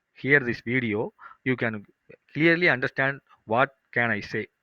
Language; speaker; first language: English; non-native, local second language; Tamil